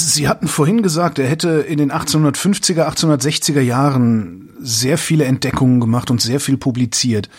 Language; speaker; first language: German; native; German